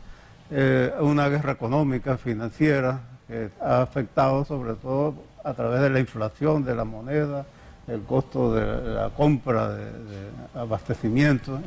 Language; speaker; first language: Spanish; native; Spanish